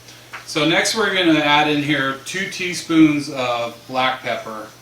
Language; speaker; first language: English; native; English